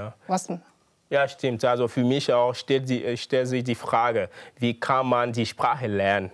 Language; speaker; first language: German; non-native, fluent; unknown